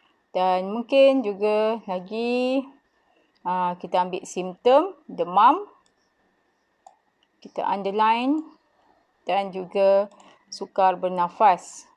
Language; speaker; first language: Malay; native; Malay